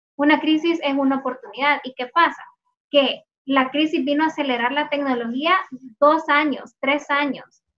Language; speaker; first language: Spanish; native; Spanish